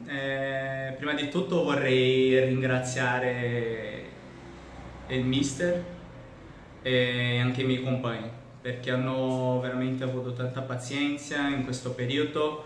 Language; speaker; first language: Italian; non-native, fluent; Portuguese